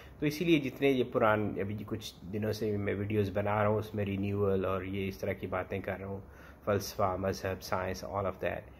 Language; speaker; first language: Urdu; non-native, local second language; Punjabi